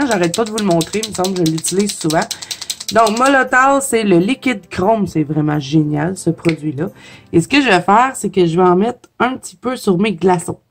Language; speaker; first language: French; native; French